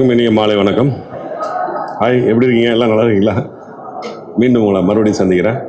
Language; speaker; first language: Tamil; native; Tamil